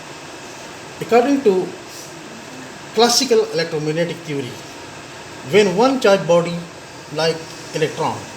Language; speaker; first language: English; non-native, local second language; Pashto